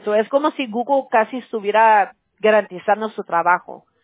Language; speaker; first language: Spanish; early bilingual, heritage; Spanish